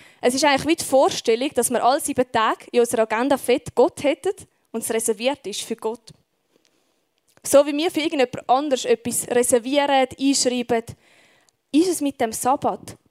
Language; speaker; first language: German; native; German